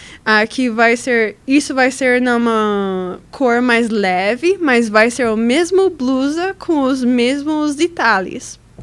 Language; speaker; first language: Portuguese; non-native, learner; English